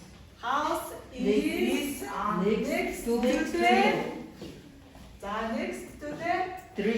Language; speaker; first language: English; non-native, fluent; Mongolian